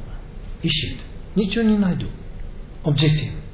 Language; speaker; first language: Russian; non-native, learner; Tibetan